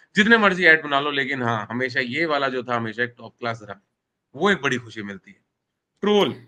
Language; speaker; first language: Hindi; native; Hindi